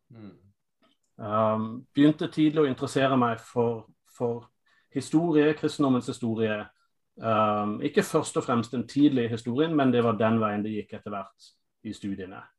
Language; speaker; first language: Norwegian; non-native, fluent; English